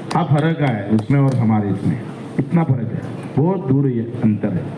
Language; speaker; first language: Hindi; non-native, local second language; Marathi